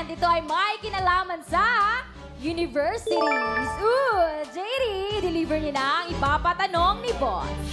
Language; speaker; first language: Filipino; native; Filipino